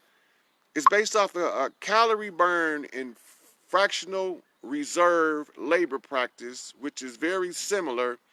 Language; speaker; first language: English; native; English